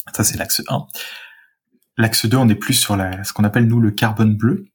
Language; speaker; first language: French; native; French